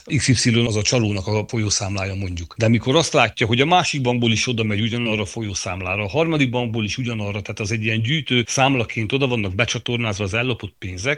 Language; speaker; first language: Hungarian; native; Hungarian